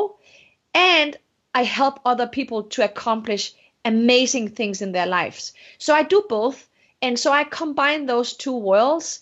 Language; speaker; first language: English; non-native, fluent; Danish